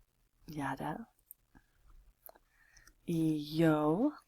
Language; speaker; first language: Spanish; non-native, fluent; English